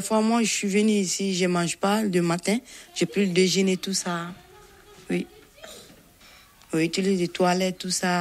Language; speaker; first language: French; non-native, learner; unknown